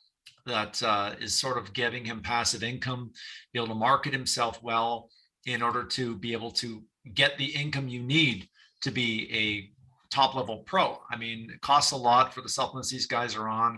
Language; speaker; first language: English; native; English